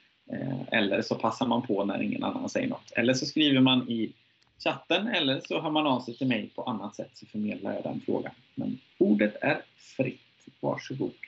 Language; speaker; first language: Swedish; native; Swedish